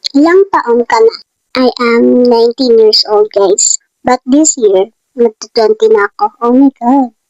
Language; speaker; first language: Filipino; non-native, local second language; Hiligaynon